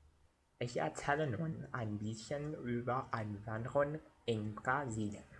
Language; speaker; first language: German; non-native, learner; Portuguese